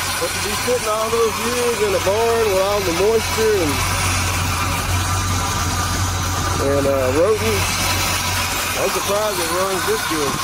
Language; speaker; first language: English; native; English